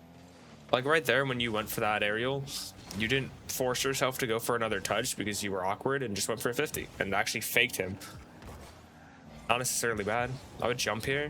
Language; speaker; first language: English; native; English